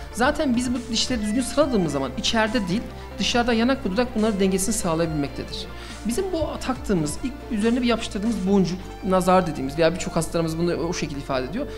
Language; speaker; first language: Turkish; early bilingual, heritage; Turkish